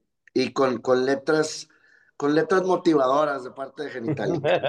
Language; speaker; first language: Spanish; native; Spanish